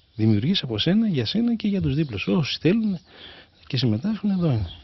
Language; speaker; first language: Greek; native; Greek